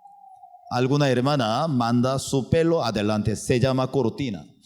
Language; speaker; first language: Spanish; non-native, fluent; Korean